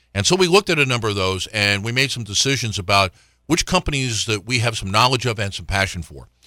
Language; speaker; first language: English; native; English